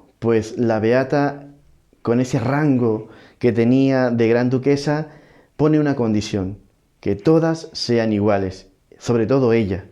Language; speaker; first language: Spanish; native; Spanish